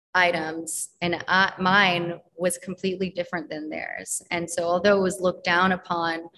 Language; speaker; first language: English; native; English